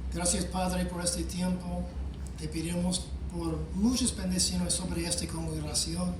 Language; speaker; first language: Spanish; non-native, fluent; English